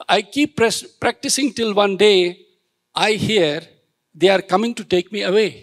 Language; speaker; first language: Hindi; native; Hindi